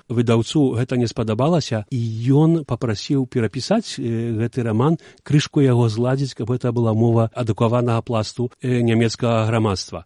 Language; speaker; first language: Belarusian; native; Belarusian